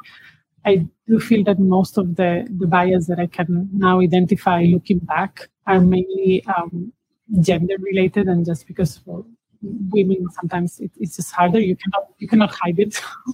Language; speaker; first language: English; non-native, fluent; Spanish